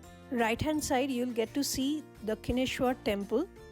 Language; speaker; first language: English; non-native, local second language; Bangla